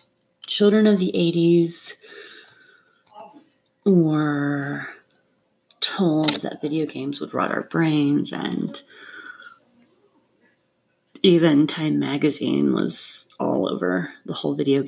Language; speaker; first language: English; native; English